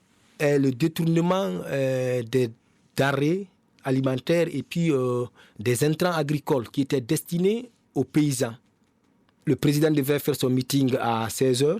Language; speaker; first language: French; non-native, local second language; Mandingo